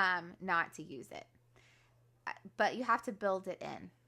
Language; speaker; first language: English; native; English